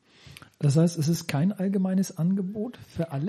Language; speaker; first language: German; native; German